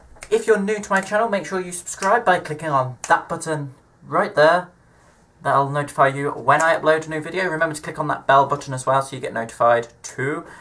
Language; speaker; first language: English; native; English